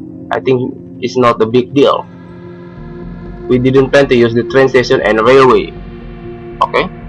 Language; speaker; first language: English; non-native, learner; Indonesian